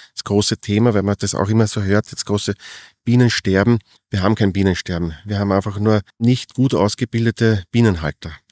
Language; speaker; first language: German; native; German